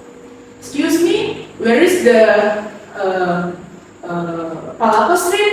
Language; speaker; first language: English; non-native, fluent; Indonesian